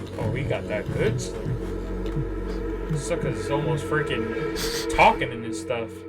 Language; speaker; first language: English; native; English